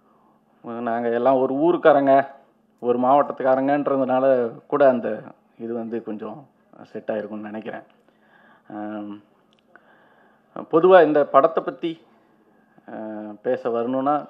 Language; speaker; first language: Tamil; native; Tamil